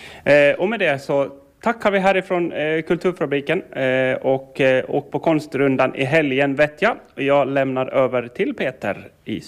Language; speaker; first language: Swedish; native; Swedish